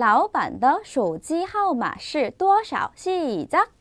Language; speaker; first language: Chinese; non-native, fluent; Korean